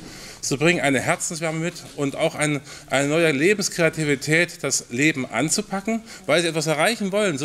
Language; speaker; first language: German; native; German